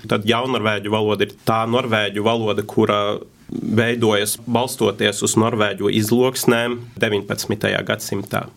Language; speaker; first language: Latvian; non-native, fluent; Norwegian